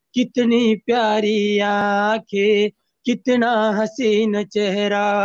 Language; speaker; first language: Hindi; native; Hindi